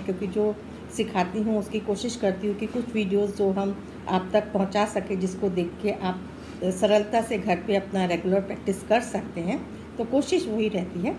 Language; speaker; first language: Hindi; native; Hindi